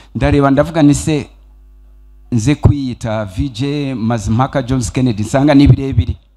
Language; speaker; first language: Kinyarwanda; early bilingual, heritage; Kinyarwanda